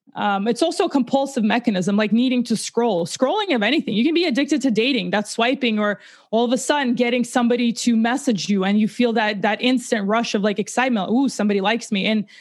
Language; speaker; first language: English; early bilingual, other home language; Russian